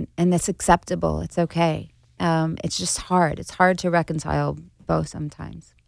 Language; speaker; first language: English; native; English